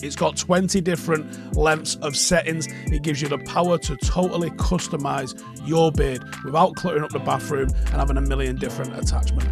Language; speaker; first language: English; native; English